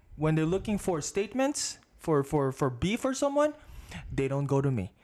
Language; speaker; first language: English; non-native, local second language; Filipino